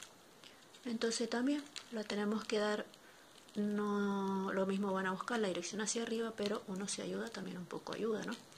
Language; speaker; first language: Spanish; native; Spanish